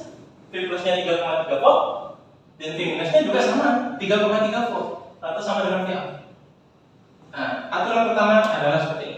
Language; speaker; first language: Indonesian; native; Indonesian